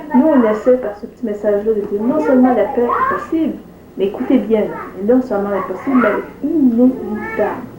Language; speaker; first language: French; native; French